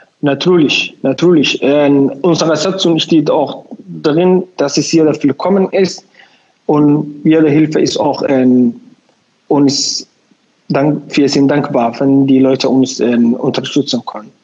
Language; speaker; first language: German; non-native, learner; Somali